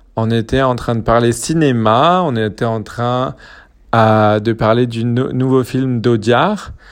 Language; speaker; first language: French; native; French